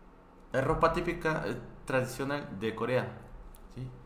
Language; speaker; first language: Spanish; non-native, fluent; Korean